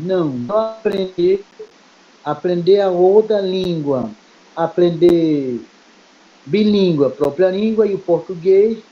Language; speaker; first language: Portuguese; non-native, local second language; Kayapó